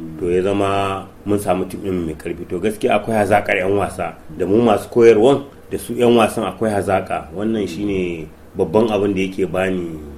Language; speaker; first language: Hausa; non-native, local second language; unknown